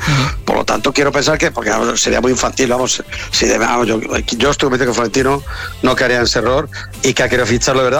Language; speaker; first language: Spanish; native; Spanish